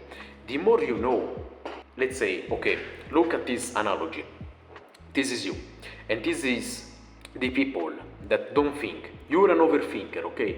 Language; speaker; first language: English; non-native, fluent; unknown